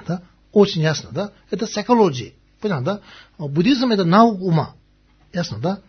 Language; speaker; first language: Russian; non-native, learner; Tibetan